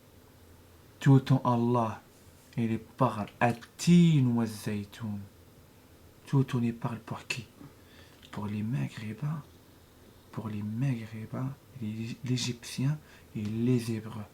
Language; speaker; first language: French; non-native, learner; Arabic